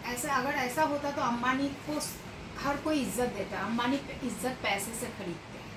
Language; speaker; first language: Hindi; non-native, local second language; Bangla